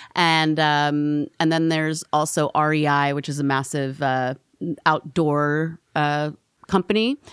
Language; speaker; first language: English; native; English